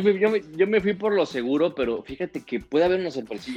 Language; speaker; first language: Spanish; native; Spanish